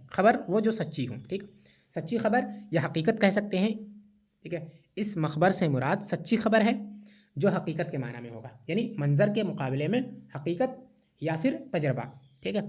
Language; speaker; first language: Urdu; native; Urdu